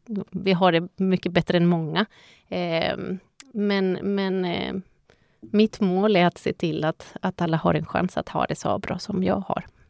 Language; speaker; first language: Swedish; non-native, fluent; Spanish